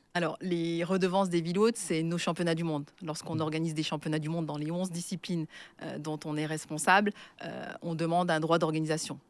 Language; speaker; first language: French; native; French